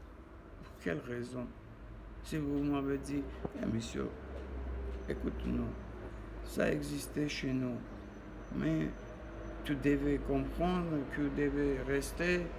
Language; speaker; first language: French; non-native, learner; Armenian